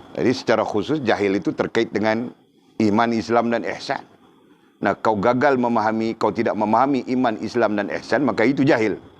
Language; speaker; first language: Malay; native; Malay